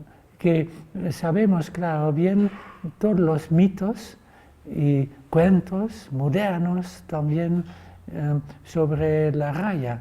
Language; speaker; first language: Spanish; non-native, fluent; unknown